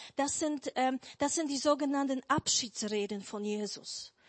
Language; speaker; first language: German; non-native, fluent; Polish